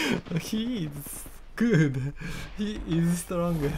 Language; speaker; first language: English; non-native, learner; Japanese